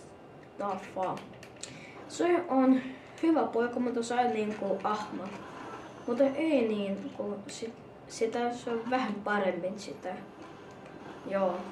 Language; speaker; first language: Finnish; early bilingual, other home language; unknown